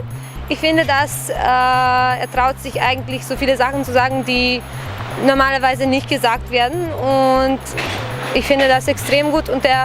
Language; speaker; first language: German; non-native, fluent; Romanian